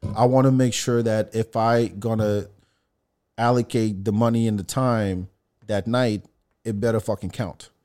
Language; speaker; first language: English; non-native, fluent; French